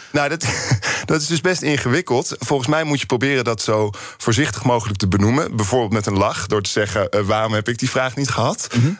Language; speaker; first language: Dutch; native; Dutch